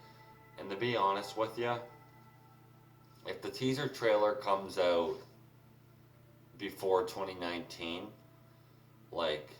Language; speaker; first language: English; native; English